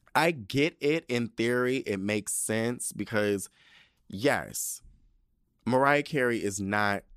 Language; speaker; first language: English; early bilingual, other home language; Spanish